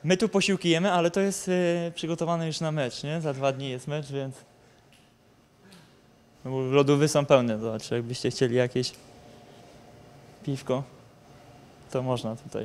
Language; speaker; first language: Polish; native; Polish